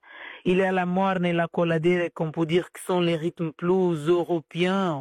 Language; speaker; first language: French; non-native, fluent; Portuguese